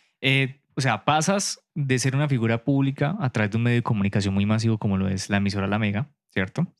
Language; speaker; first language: Spanish; native; Spanish